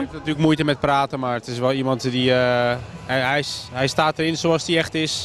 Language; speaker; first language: Dutch; native; Dutch